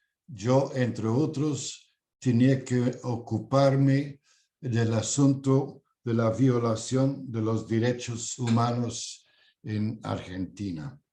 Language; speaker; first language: Spanish; non-native, fluent; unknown